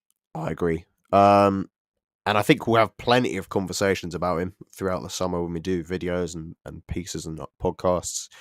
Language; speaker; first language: English; native; English